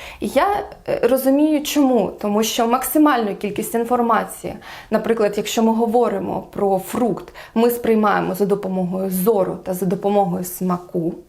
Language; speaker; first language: Ukrainian; non-native, local second language; Russian